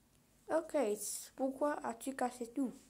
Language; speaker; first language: French; non-native, learner; English